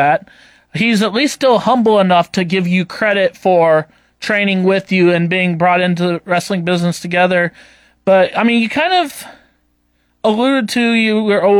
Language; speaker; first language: English; native; English